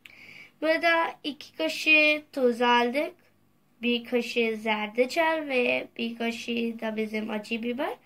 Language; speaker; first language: Turkish; non-native, fluent; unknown